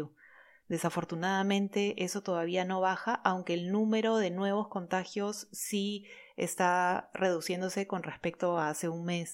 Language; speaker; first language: Spanish; native; Spanish